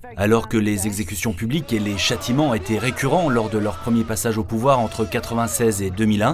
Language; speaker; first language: French; native; French